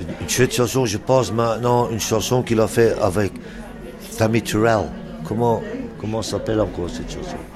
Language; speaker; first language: French; non-native, local second language; Dutch